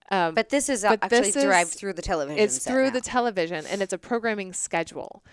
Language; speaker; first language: English; native; English